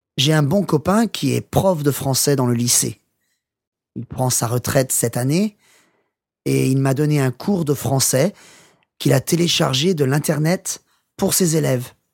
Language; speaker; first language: French; non-native, learner; English